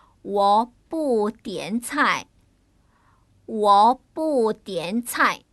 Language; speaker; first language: Chinese; non-native, fluent; Korean